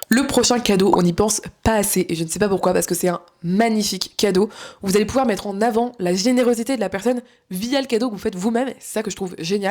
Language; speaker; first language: French; native; French